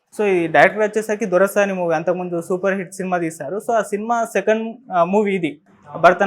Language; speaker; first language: Telugu; native; Telugu